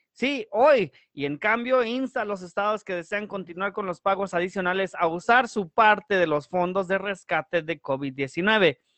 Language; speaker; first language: Spanish; early bilingual, heritage; Spanish